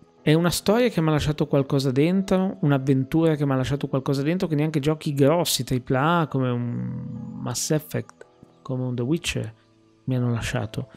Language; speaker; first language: Italian; native; Italian